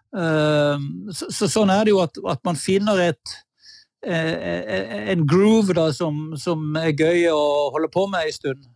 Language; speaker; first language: Norwegian; native; Norwegian